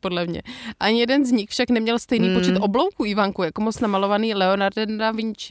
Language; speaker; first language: Czech; native; Czech